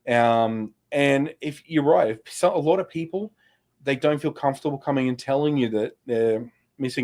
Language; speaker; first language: English; native; English